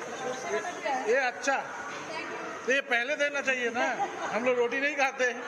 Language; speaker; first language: Hindi; non-native, local second language; Bangla